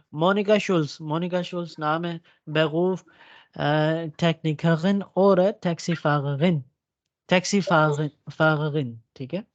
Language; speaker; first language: German; non-native, fluent; Urdu